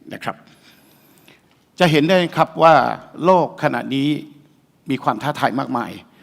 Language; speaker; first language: Thai; native; Thai